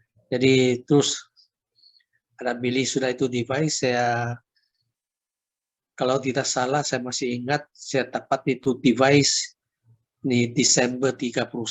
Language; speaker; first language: Indonesian; non-native, local second language; Chinese